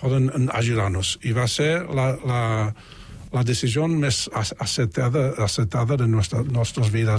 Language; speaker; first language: Catalan; non-native, fluent; English